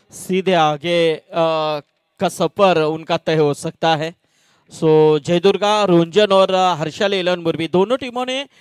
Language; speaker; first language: Hindi; non-native, local second language; Marathi